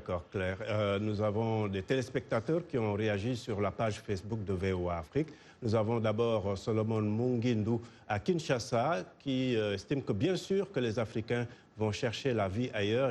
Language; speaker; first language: French; native; French